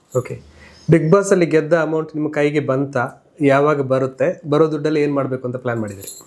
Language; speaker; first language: Kannada; native; Kannada